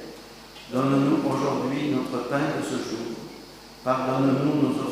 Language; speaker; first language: French; native; French